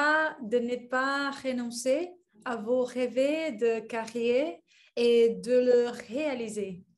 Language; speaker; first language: French; non-native, learner; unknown